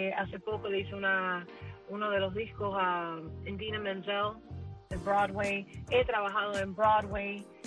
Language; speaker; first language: Spanish; early bilingual, heritage; Spanish